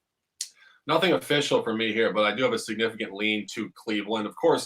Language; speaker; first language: English; native; English